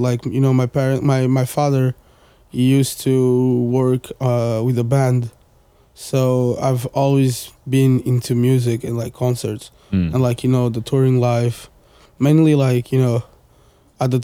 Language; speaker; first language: English; non-native, fluent; Portuguese